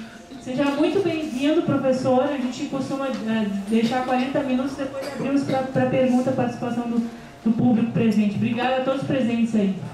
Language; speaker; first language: Portuguese; native; Portuguese